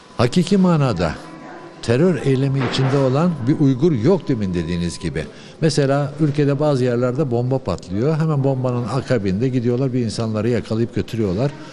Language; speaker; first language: Turkish; early bilingual, other home language; Uyghur